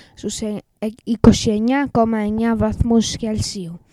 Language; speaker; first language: Greek; non-native, fluent; English